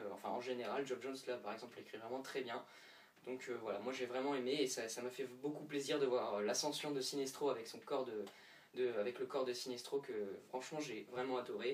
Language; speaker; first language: French; native; French